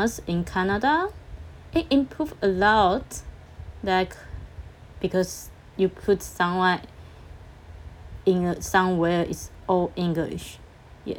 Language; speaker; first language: English; non-native, learner; Chinese